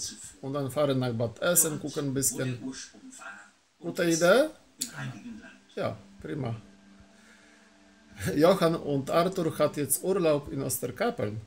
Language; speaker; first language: German; non-native, learner; Polish